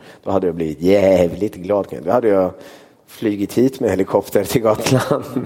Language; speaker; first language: Swedish; early bilingual, other home language; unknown